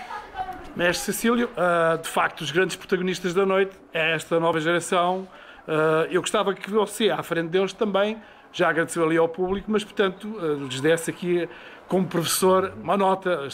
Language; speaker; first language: Portuguese; native; Portuguese